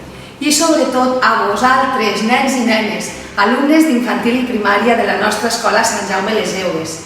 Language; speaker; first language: Catalan; native; Catalan